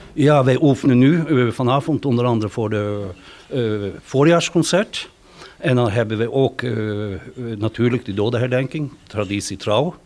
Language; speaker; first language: Dutch; non-native, fluent; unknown